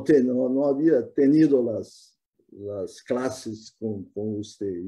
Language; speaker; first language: Spanish; non-native, fluent; Portuguese